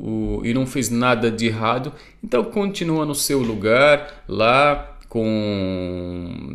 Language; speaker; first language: Portuguese; non-native, fluent; Arabic